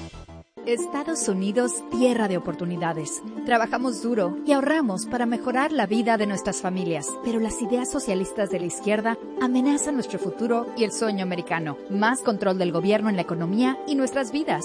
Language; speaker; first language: Spanish; native; Spanish